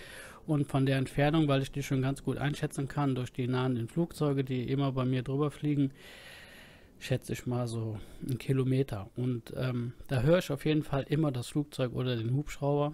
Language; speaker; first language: German; native; German